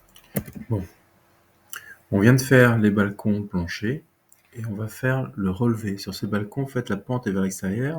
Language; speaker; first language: French; native; French